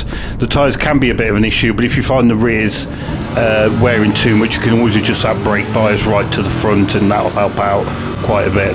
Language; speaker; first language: English; native; English